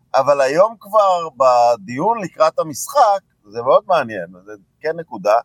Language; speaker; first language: Hebrew; early bilingual, other home language; Afrikaans